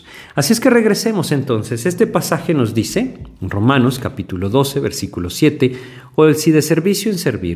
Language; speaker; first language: Spanish; native; Spanish